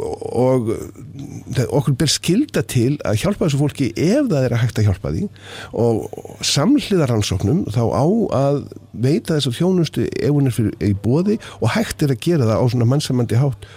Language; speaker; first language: Icelandic; native; Icelandic